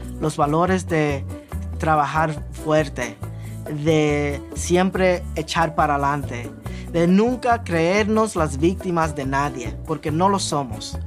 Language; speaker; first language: Spanish; early bilingual, heritage; Spanish